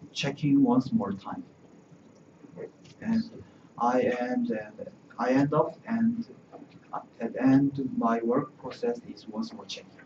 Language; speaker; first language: English; non-native, learner; Korean